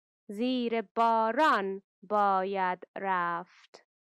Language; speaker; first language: Persian; native; Persian